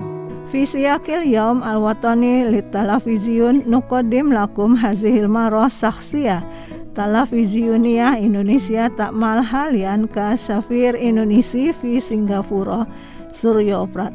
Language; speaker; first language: Arabic; non-native, fluent; Indonesian